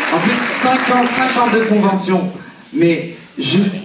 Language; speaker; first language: French; native; French